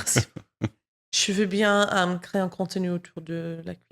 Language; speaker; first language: French; non-native, fluent; English